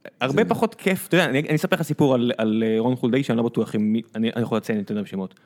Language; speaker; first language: Hebrew; native; Hebrew